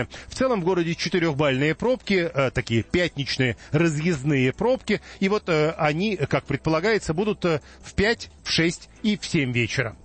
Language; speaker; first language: Russian; native; Russian